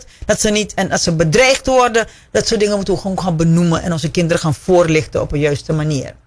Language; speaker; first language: Dutch; native; Dutch